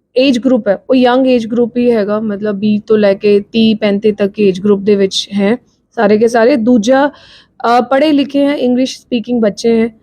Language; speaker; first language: Punjabi; non-native, local second language; Hindi